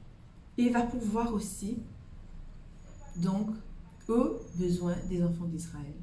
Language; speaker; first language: French; native; French